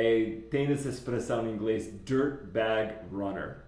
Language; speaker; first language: Portuguese; non-native, fluent; English